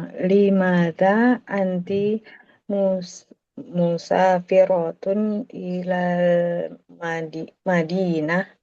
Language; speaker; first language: Arabic; non-native, learner; Indonesian